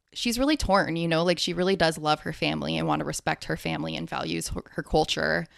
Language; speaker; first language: English; early bilingual, other home language; Hindi